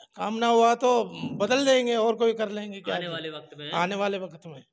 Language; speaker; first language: Hindi; native; Hindi